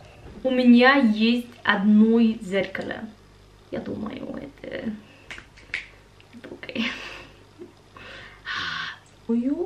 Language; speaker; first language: Russian; non-native, learner; Norwegian